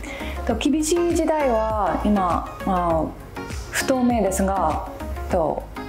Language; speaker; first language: Japanese; non-native, learner; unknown